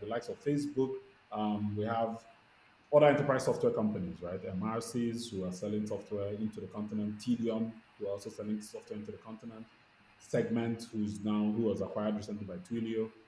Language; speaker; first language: English; non-native, local second language; Igbo